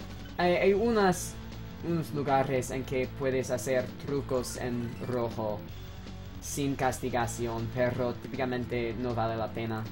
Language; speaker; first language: Spanish; non-native, learner; English